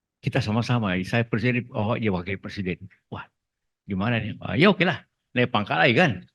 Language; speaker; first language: Indonesian; non-native, local second language; Buginese